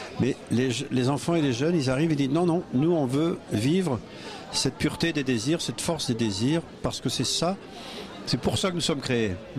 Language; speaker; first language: French; native; French